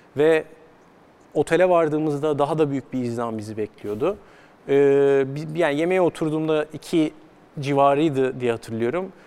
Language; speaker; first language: Turkish; native; Turkish